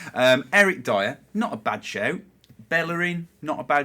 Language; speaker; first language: English; native; English